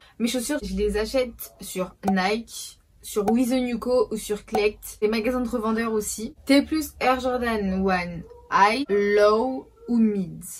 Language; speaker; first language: French; early bilingual, other home language; Portuguese